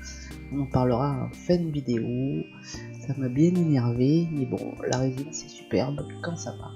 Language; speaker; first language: French; native; French